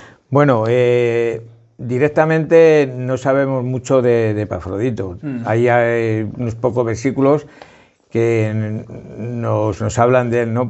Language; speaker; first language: Spanish; native; Spanish